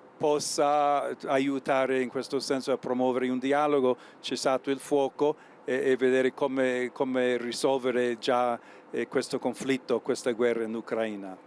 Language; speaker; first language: Italian; non-native, fluent; English